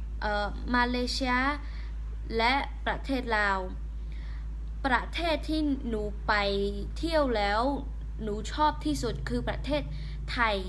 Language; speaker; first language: Thai; non-native, learner; Khmer